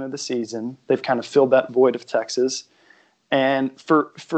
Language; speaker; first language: English; native; English